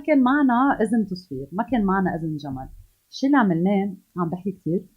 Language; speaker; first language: Arabic; native; Arabic